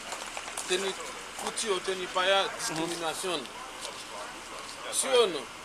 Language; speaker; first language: Spanish; non-native, learner; Haitian Creole